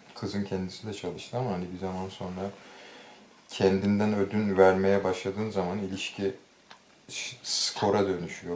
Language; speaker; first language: Turkish; native; Turkish